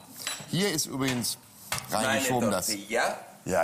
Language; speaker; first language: German; native; German